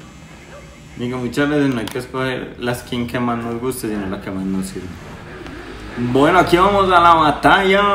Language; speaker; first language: Spanish; native; Spanish